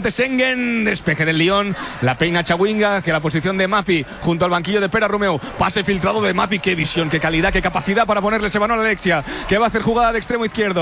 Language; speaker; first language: Spanish; native; Spanish